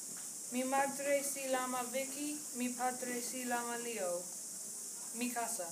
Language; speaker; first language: Spanish; non-native, learner; English